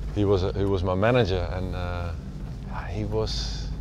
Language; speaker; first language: English; non-native, fluent; Dutch